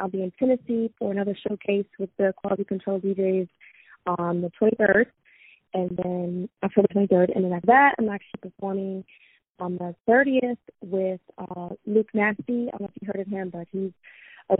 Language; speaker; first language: English; native; English